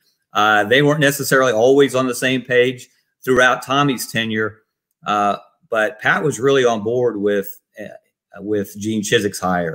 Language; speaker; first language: English; native; English